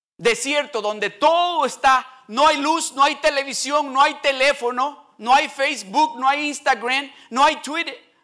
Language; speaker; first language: Spanish; early bilingual, heritage; Spanish